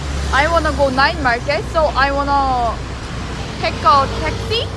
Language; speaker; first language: English; non-native, learner; Korean